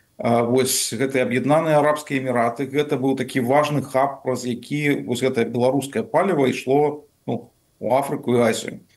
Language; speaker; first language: Belarusian; non-native, local second language; Russian